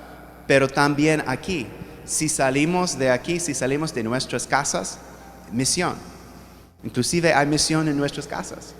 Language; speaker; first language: Spanish; non-native, fluent; English